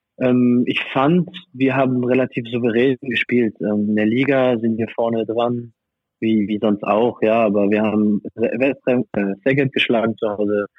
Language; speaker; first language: German; non-native, fluent; French